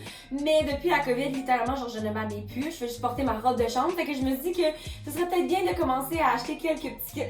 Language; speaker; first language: French; native; French